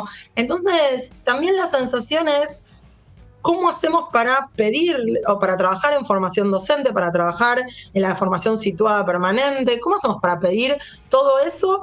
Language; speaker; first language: Spanish; native; Spanish